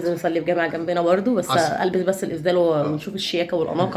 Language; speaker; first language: Arabic; native; Arabic